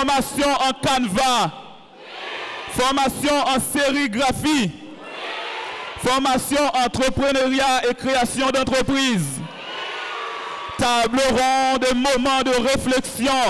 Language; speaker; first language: French; non-native, local second language; Haitian Creole